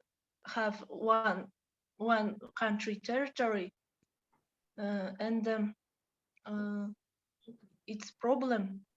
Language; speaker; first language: English; non-native, learner; Russian